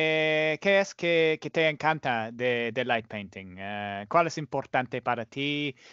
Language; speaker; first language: Spanish; non-native, fluent; English